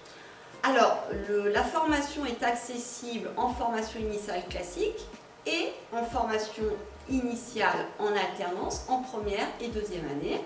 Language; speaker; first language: French; native; French